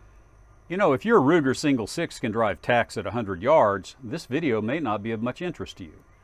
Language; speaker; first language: English; native; English